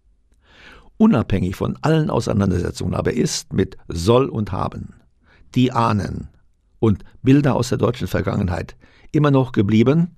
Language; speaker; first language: German; native; German